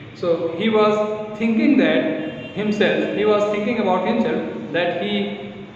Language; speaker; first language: English; non-native, local second language; Hindi